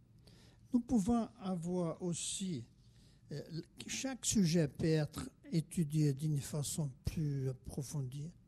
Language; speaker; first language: French; non-native, fluent; Portuguese